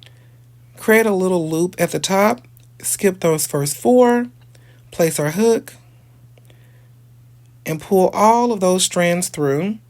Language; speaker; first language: English; native; English